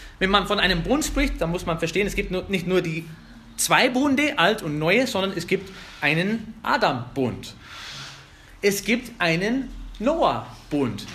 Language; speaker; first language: German; non-native, fluent; English